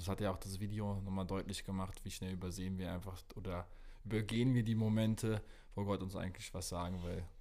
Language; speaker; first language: German; native; German